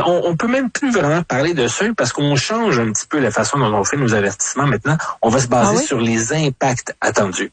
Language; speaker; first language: French; native; French